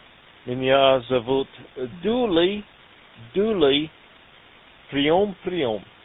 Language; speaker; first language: Russian; non-native, learner; English